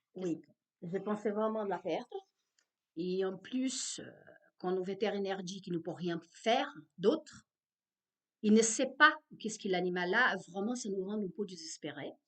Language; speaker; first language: French; non-native, fluent; Portuguese